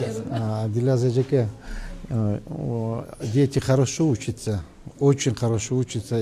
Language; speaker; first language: Russian; non-native, fluent; Kyrgyz